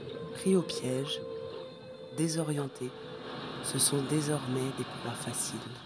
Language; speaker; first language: French; native; French